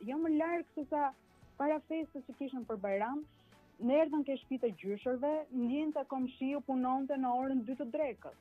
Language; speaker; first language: Albanian; native; Albanian